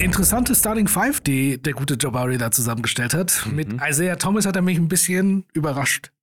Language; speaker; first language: German; native; German